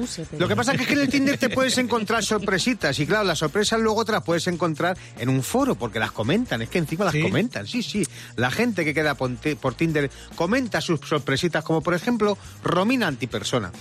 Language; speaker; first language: Spanish; native; Spanish